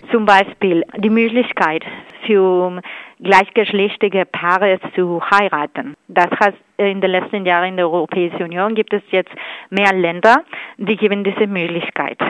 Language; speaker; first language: German; non-native, fluent; Spanish